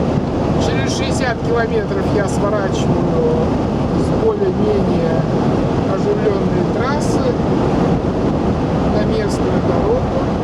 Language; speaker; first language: Russian; native; Russian